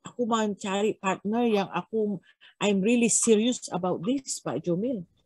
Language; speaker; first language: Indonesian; non-native, learner; Filipino